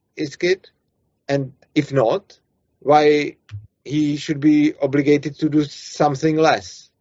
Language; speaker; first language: English; non-native, fluent; Czech